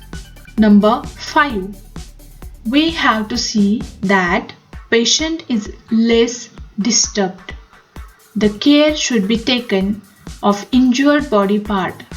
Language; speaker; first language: English; non-native, local second language; Marathi